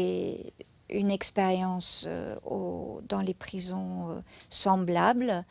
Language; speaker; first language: French; non-native, fluent; German